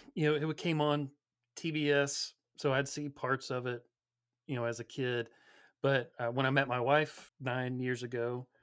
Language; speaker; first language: English; native; English